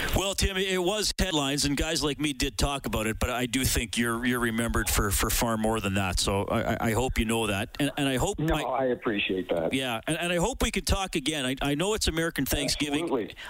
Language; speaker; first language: English; native; English